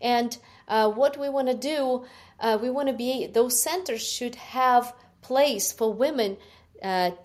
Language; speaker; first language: English; non-native, fluent; Ukrainian